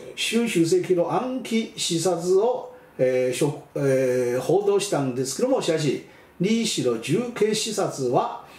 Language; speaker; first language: Japanese; non-native, fluent; Chinese